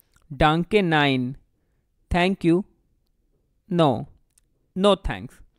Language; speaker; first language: English; non-native, local second language; Hindi